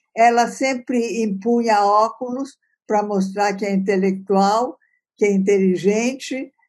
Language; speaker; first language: Portuguese; early bilingual, other home language; Italian